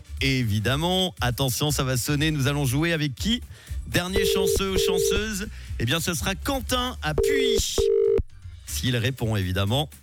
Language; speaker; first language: French; native; French